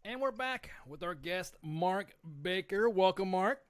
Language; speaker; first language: English; native; English